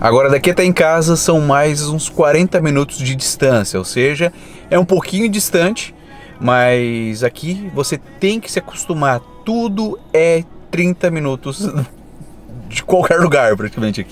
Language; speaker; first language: Portuguese; native; Portuguese